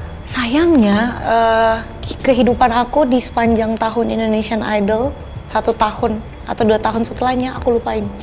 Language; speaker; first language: Indonesian; native; Indonesian